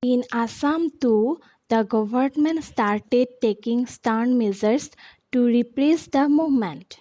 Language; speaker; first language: English; non-native, local second language; Assamese